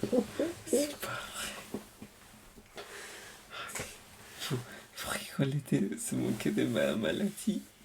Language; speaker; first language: French; non-native, fluent; Spanish